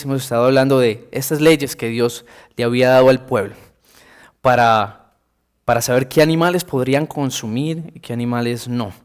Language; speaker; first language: Spanish; native; Spanish